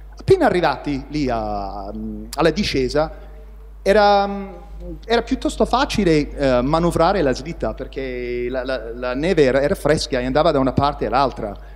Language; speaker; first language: Italian; non-native, fluent; English